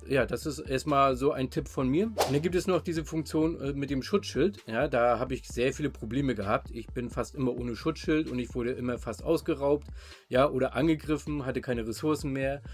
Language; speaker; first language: German; native; German